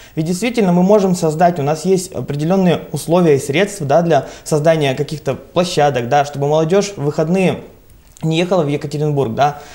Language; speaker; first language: Russian; native; Russian